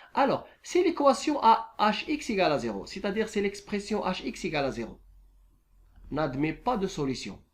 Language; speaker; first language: French; non-native, local second language; Arabic